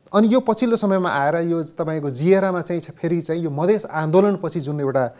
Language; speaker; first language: Nepali; native; Nepali